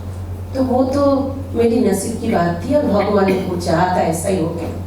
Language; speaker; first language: Hindi; non-native, local second language; Bangla